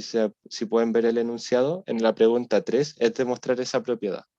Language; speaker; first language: Spanish; native; Spanish